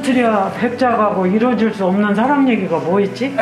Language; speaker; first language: Korean; native; Korean